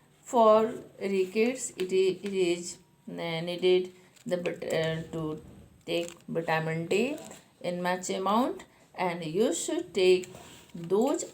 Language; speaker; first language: English; non-native, local second language; Hindi